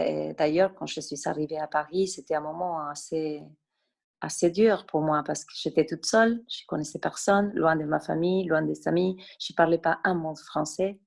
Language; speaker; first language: French; non-native, fluent; Spanish